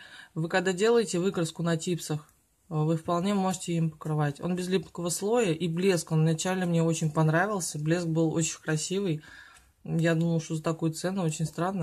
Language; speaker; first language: Russian; native; Russian